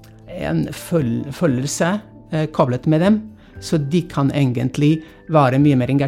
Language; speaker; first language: Norwegian; non-native, fluent; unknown